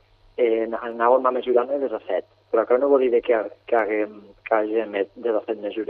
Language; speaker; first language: Catalan; native; Catalan